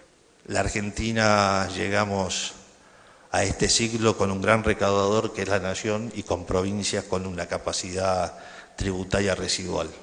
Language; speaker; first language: Spanish; native; Spanish